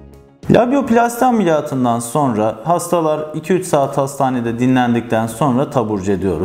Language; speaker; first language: Turkish; native; Turkish